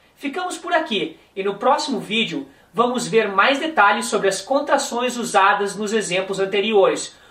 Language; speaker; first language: Portuguese; native; Portuguese